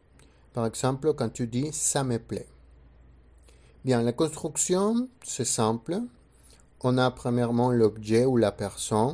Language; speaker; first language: French; non-native, fluent; Spanish